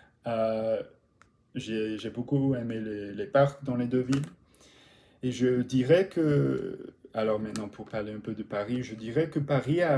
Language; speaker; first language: French; non-native, learner; English